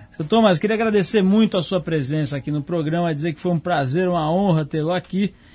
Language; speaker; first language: Portuguese; native; Portuguese